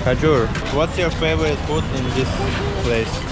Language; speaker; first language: English; non-native, learner; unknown